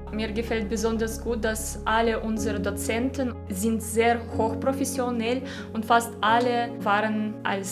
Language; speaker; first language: German; non-native, fluent; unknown